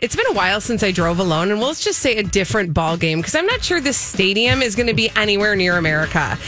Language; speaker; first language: English; native; English